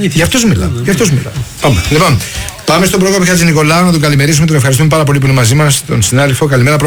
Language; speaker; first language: Greek; native; Greek